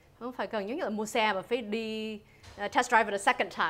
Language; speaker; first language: Vietnamese; early bilingual, heritage; Vietnamese